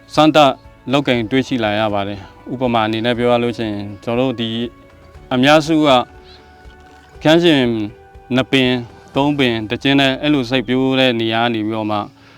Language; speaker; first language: Burmese; native; Burmese